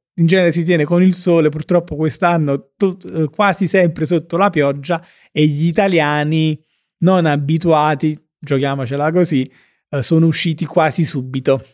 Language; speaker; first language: Italian; native; Italian